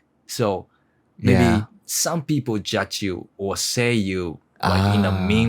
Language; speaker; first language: English; non-native, learner; Japanese